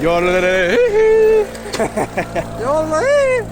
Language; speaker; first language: English; non-native, learner; French